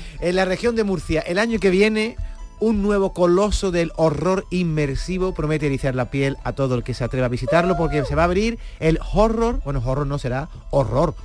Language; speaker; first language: Spanish; native; Spanish